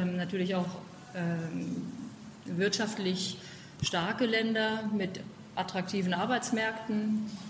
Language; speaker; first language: German; native; German